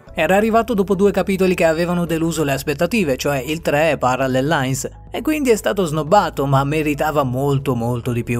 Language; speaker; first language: Italian; native; Italian